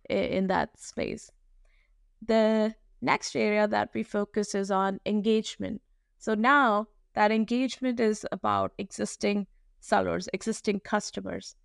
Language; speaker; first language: English; non-native, local second language; Hindi